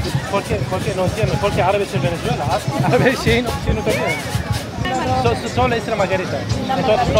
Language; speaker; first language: Spanish; non-native, learner; Arabic